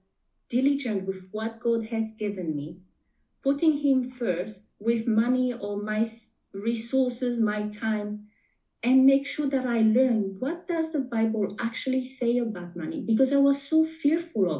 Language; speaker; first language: English; non-native, fluent; French